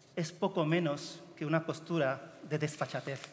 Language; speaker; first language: Spanish; non-native, fluent; Chinese